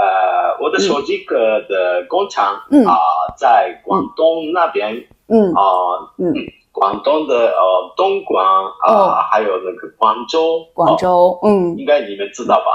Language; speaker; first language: Chinese; non-native, fluent; Japanese